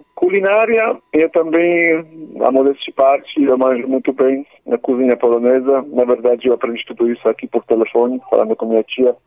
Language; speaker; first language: Portuguese; non-native, fluent; Polish